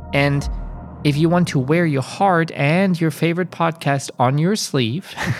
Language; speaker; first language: English; non-native, fluent; German